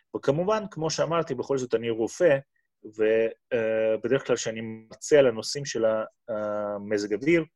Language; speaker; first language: Hebrew; non-native, fluent; Russian